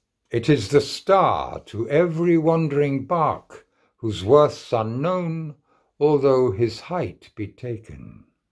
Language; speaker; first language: English; native; English